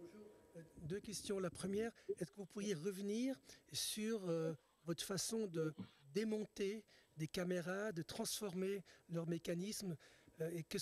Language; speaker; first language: French; native; French